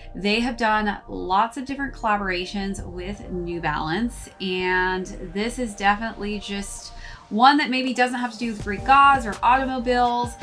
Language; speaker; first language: English; native; English